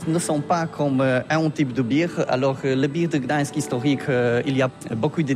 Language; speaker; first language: French; non-native, learner; Polish